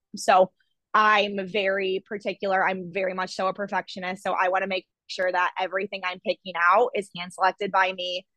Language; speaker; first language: English; native; English